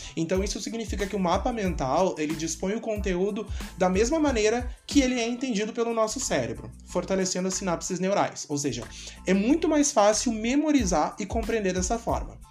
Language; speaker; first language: Portuguese; native; Portuguese